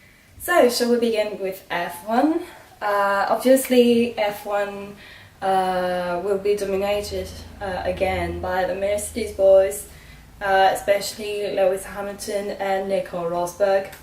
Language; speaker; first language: English; non-native, fluent; French